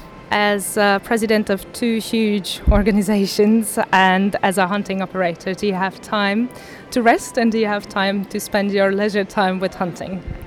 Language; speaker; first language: English; non-native, fluent; Hungarian